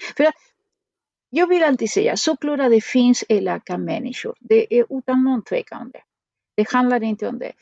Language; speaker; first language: Swedish; non-native, fluent; Spanish